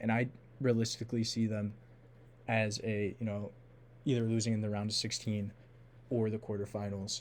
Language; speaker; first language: English; native; English